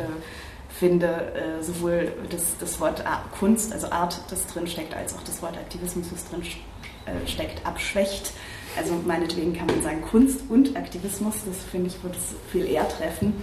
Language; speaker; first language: German; native; German